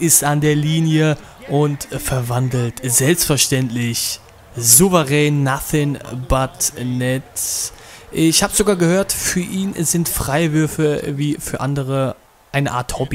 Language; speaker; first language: German; native; German